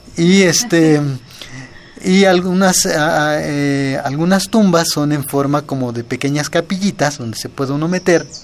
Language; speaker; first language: Spanish; non-native, local second language; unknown